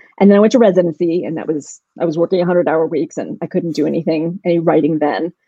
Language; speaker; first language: English; early bilingual, other home language; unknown